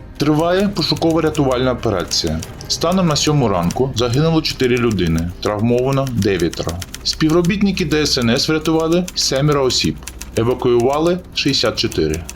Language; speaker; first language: Ukrainian; native; Ukrainian